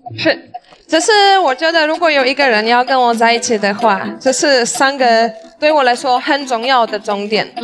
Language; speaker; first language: Chinese; non-native, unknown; Polish